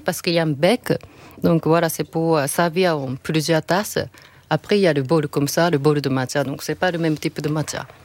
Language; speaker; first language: French; non-native, learner; Japanese